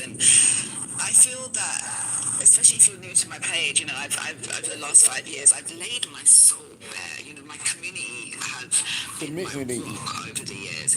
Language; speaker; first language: English; native; English